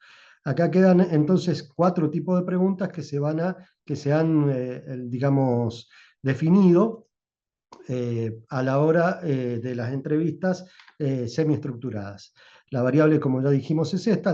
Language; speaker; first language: Spanish; native; Spanish